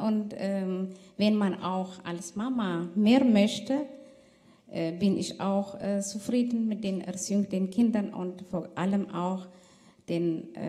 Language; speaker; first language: German; non-native, fluent; Tigrinya